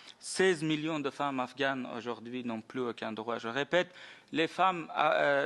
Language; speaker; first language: French; non-native, fluent; Persian